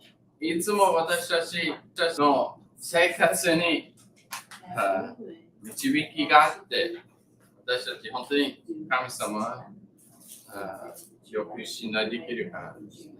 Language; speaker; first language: Japanese; non-native, learner; English